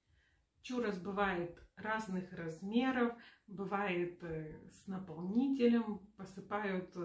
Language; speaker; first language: Russian; native; Russian